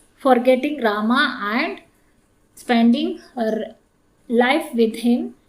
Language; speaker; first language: English; non-native, local second language; Kannada